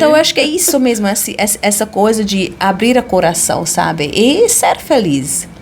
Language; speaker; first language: Portuguese; non-native, fluent; Hungarian